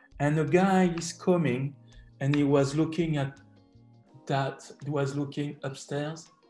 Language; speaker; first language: English; non-native, learner; French